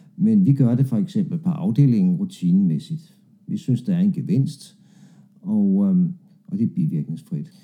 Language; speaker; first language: Danish; native; Danish